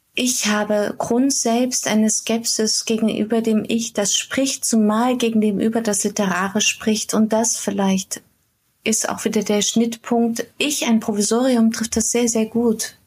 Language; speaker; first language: German; native; German